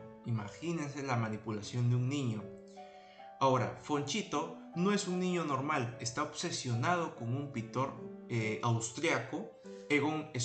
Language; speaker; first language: Spanish; native; Spanish